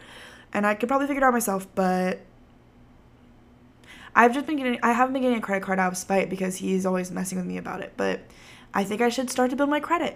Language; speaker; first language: English; native; English